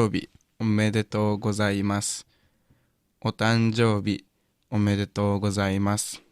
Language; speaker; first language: Japanese; non-native, learner; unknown